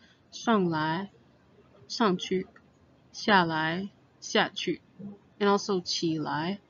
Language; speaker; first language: Chinese; non-native, fluent; English